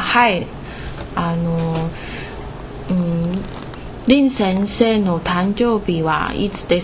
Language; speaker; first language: Japanese; non-native, learner; Chinese